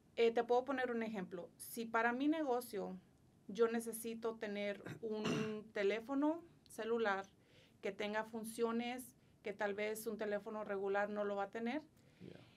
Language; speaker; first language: Spanish; native; Spanish